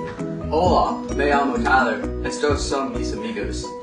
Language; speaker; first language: Spanish; non-native, learner; English